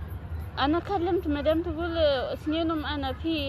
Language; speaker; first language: Arabic; non-native, learner; Amharic